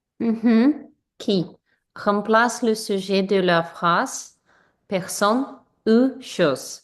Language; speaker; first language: French; non-native, learner; English